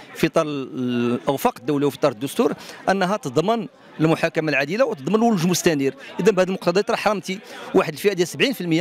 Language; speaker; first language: Arabic; native; Arabic